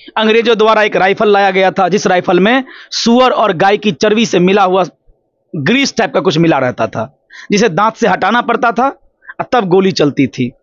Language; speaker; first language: Hindi; native; Hindi